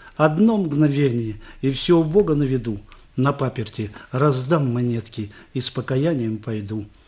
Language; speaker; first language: Russian; native; Russian